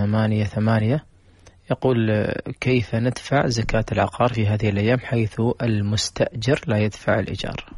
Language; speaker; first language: Arabic; native; Arabic